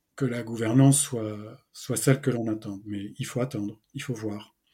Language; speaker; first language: French; native; French